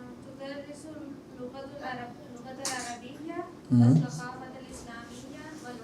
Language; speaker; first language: Arabic; non-native, learner; Urdu